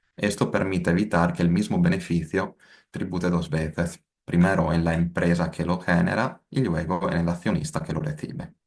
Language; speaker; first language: Spanish; non-native, fluent; Italian